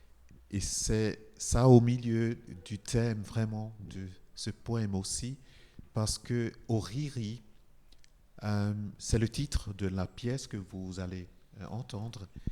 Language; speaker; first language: French; non-native, fluent; Igbo